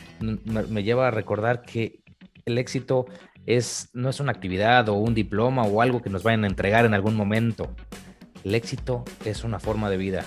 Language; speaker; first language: Spanish; native; Spanish